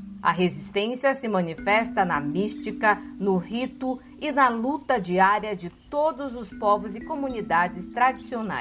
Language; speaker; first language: Portuguese; native; Portuguese